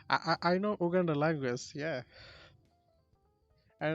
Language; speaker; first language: English; non-native, learner; Bangla